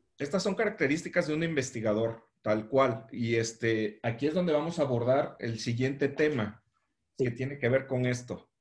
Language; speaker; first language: Spanish; native; Spanish